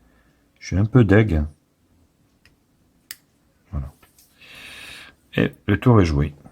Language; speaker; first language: French; native; French